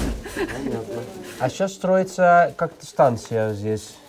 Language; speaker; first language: Russian; non-native, fluent; Dutch